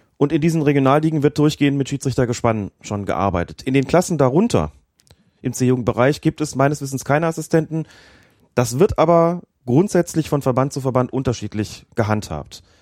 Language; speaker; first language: German; native; German